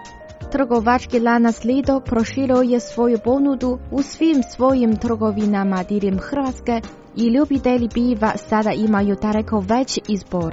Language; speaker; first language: Croatian; non-native, fluent; Chinese